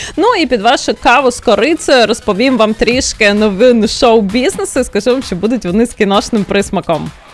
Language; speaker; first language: Ukrainian; native; Ukrainian